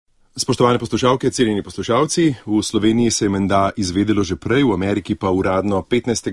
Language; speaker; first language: Slovenian; native; Slovenian